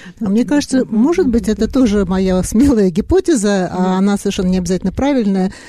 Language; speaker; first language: Russian; native; Russian